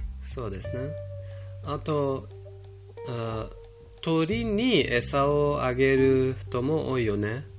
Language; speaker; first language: Japanese; non-native, fluent; Persian